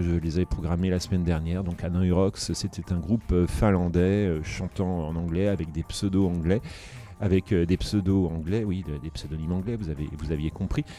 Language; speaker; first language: French; native; French